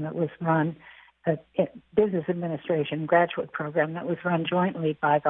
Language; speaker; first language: English; native; English